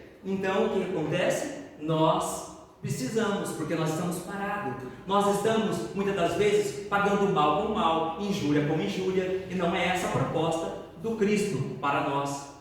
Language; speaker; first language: Portuguese; native; Portuguese